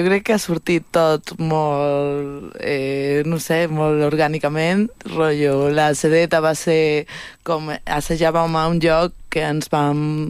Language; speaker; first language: Catalan; non-native, local second language; Spanish